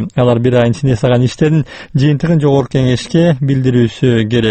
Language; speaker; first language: Kyrgyz; native; Kyrgyz